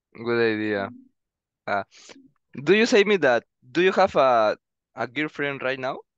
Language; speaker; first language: English; non-native, learner; Spanish